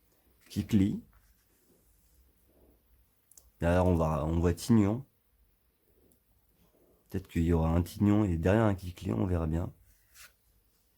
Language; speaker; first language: French; native; French